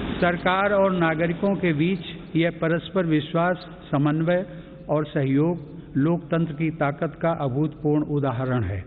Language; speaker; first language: Hindi; native; Hindi